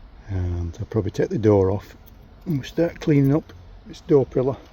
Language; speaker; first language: English; native; English